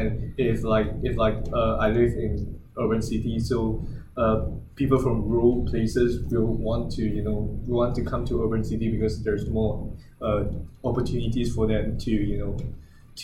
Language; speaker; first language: English; non-native, local second language; Chinese